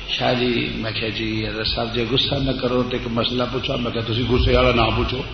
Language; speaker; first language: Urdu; non-native, local second language; Punjabi